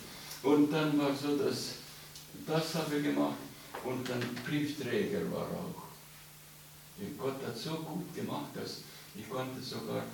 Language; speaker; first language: German; non-native, learner; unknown